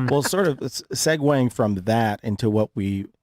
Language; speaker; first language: English; native; English